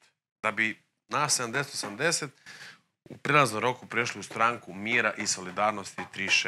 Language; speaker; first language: Croatian; native; Croatian